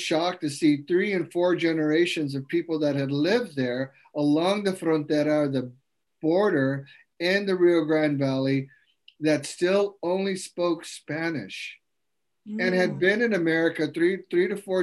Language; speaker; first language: English; native; English